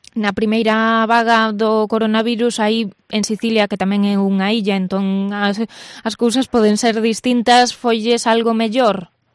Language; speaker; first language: Galician; native; Galician